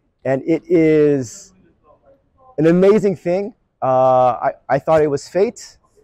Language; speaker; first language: English; native; English